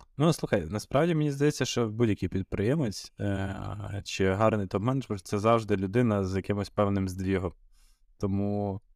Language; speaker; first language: Ukrainian; native; Ukrainian